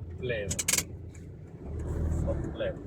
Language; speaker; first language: English; non-native, learner; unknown